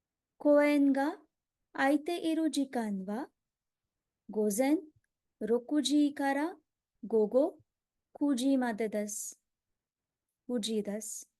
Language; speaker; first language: Japanese; non-native, fluent; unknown